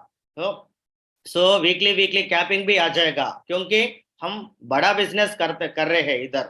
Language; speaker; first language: Hindi; non-native, local second language; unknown